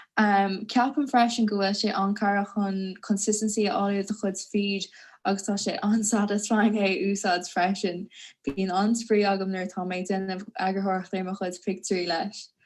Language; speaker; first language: Irish; native; Irish